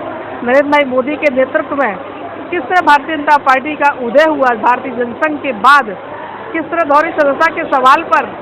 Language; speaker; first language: Hindi; native; Hindi